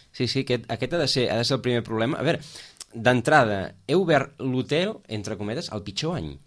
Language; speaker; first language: Catalan; native; Catalan